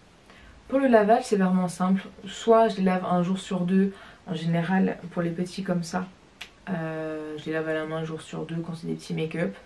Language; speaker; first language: French; native; French